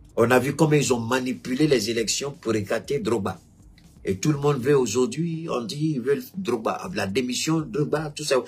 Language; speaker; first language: French; non-native, local second language; Bambara